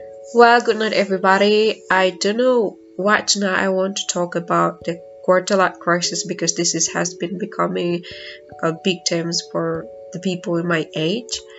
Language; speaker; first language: English; non-native, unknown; Indonesian